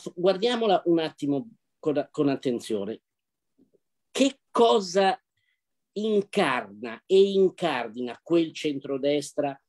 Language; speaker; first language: Italian; native; Italian